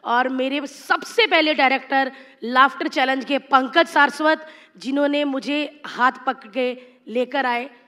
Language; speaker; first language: Hindi; native; Hindi